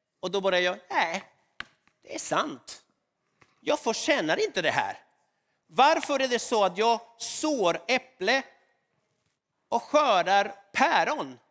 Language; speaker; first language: Swedish; non-native, fluent; Spanish